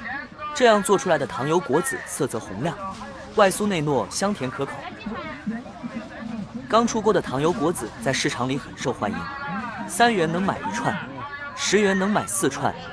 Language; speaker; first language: Chinese; native; Chinese